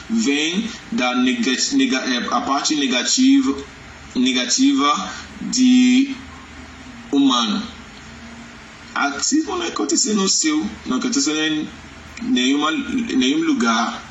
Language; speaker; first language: Portuguese; non-native, learner; Yoruba